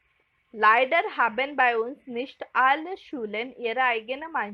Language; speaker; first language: German; non-native, fluent; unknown